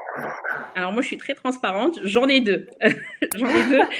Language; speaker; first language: French; native; French